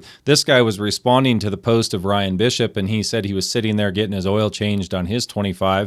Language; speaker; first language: English; native; English